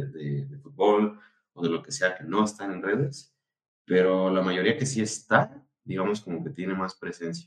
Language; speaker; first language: Spanish; native; Spanish